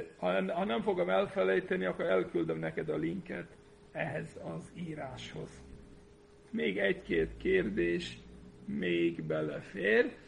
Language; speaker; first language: Hungarian; non-native, fluent; English